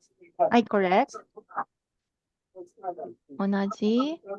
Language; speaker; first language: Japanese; non-native, fluent; Filipino